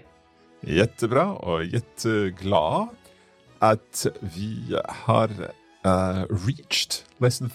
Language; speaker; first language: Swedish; non-native, learner; English